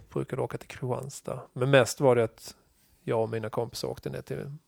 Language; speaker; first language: Swedish; native; Swedish